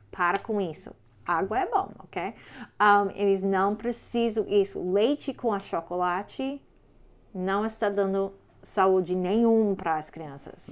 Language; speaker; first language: Portuguese; non-native, learner; English